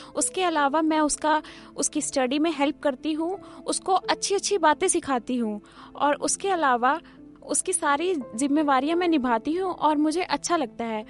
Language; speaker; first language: Hindi; native; Hindi